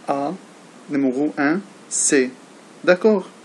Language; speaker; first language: French; non-native, learner; Arabic